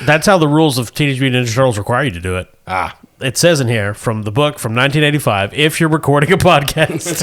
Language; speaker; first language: English; native; English